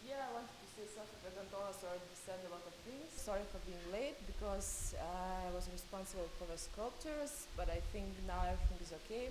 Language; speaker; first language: English; non-native, fluent; Lithuanian